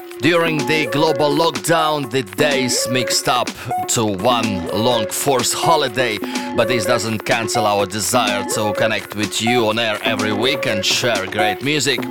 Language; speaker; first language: English; non-native, fluent; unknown